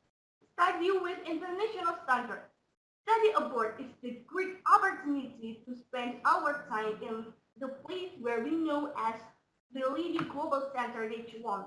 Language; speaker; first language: English; non-native, learner; Indonesian